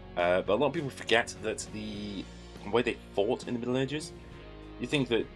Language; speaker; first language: English; native; English